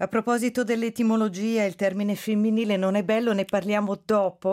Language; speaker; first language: Italian; native; Italian